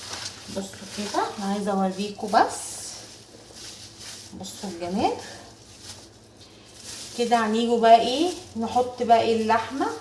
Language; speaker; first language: Arabic; native; Arabic